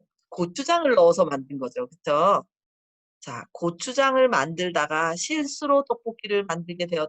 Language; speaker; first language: Korean; native; Korean